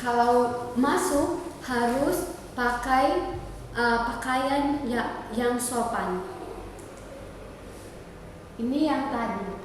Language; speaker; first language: Indonesian; non-native, learner; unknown